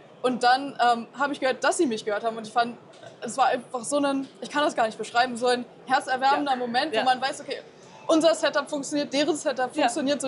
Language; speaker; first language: German; native; German